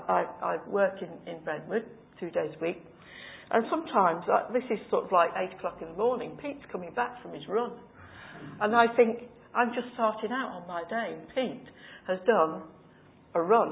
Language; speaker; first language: English; native; English